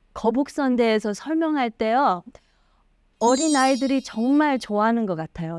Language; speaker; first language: Korean; early bilingual, heritage; Korean